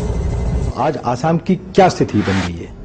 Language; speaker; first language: Hindi; native; Hindi